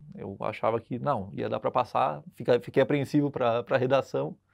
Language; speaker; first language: Portuguese; native; Portuguese